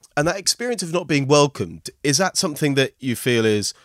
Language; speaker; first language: English; early bilingual, other home language; Hindi